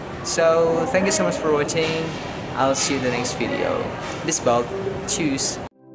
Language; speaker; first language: English; non-native, fluent; Indonesian